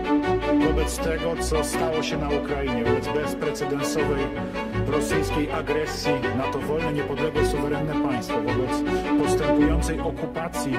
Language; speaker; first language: Polish; native; Polish